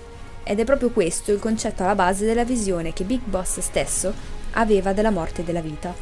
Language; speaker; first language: Italian; native; Italian